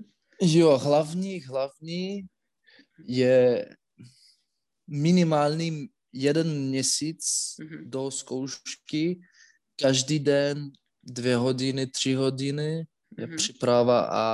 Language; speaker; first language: Czech; non-native, learner; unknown